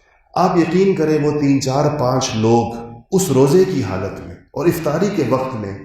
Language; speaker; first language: Urdu; native; Urdu